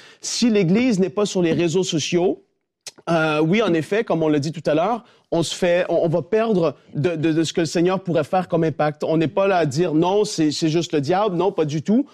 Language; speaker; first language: French; native; French